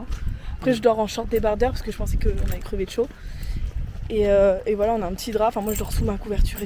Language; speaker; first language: French; native; French